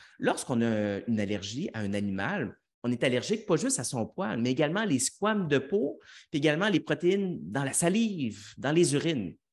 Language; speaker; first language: French; native; French